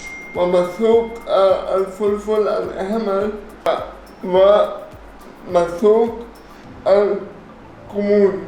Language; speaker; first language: Arabic; non-native, learner; Urdu